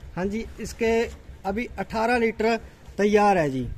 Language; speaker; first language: Hindi; native; Hindi